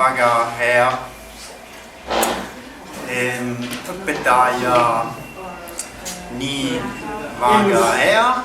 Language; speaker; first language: Estonian; non-native, learner; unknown